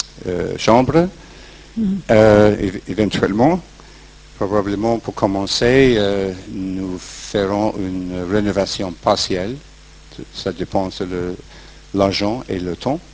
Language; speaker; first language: French; non-native, fluent; English